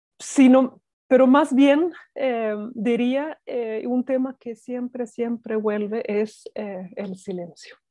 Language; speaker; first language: Spanish; non-native, fluent; Swedish